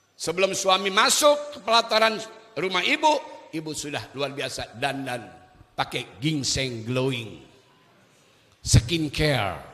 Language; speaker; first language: Indonesian; native; Indonesian